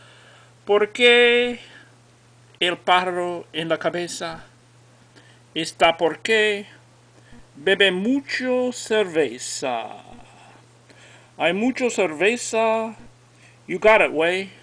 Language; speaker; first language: Spanish; non-native, learner; English